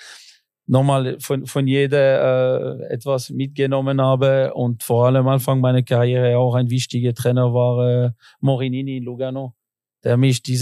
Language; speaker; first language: German; non-native, local second language; French